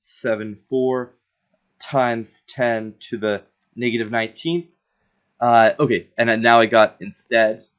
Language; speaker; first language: English; native; English